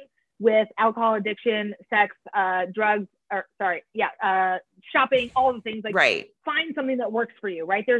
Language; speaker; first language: English; native; English